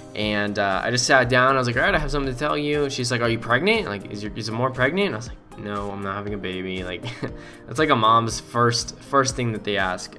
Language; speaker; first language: English; native; English